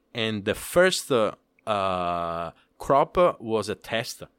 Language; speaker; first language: English; non-native, fluent; Italian